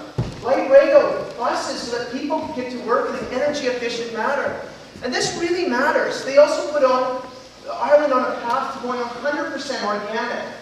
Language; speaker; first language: English; native; English